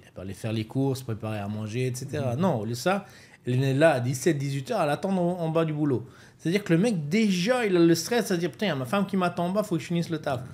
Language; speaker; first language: French; native; French